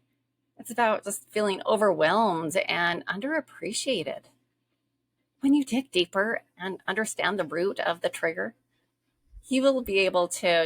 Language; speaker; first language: English; native; English